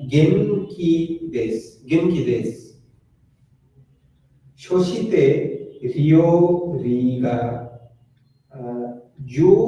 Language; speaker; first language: Japanese; non-native, learner; Bangla